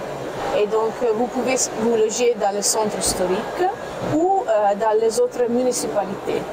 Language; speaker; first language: French; non-native, fluent; Italian